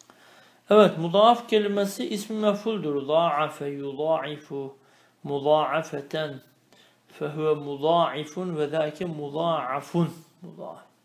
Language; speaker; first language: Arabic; non-native, fluent; Turkish